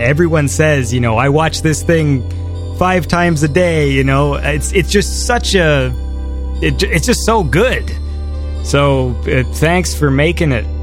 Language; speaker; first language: English; native; English